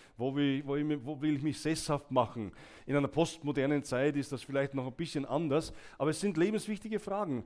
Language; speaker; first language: German; native; German